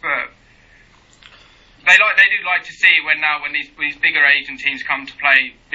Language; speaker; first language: English; native; English